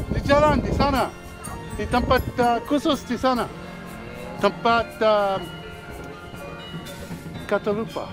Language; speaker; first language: Indonesian; non-native, learner; English